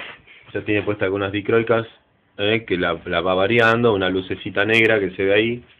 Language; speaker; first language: Spanish; native; Spanish